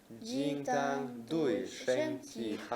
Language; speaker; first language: Chinese; non-native, learner; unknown